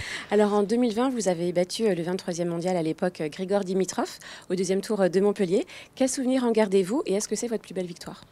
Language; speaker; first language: French; native; French